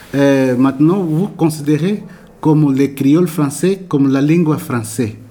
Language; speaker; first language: French; non-native, learner; Portuguese